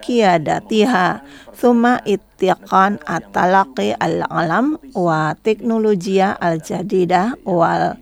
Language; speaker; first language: Arabic; non-native, learner; Indonesian